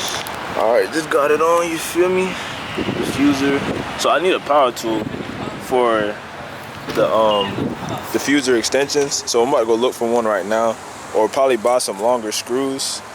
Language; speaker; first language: English; native; English